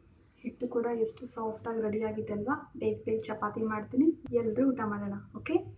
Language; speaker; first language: Kannada; native; Kannada